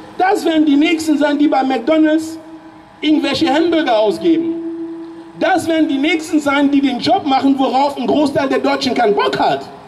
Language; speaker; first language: German; early bilingual, other home language; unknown